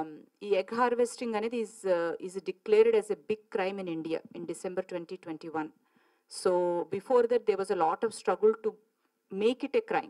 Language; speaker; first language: Telugu; native; Telugu